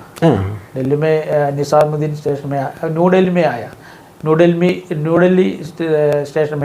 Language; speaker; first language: Hindi; non-native, local second language; Malayalam